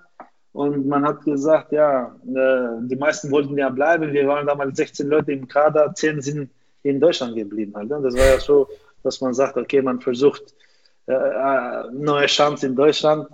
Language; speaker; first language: German; non-native, fluent; Albanian